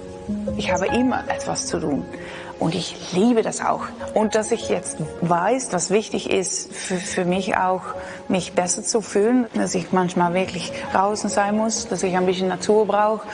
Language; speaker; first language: German; non-native, learner; Dutch